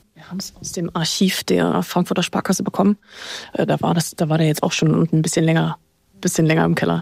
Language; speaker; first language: German; native; German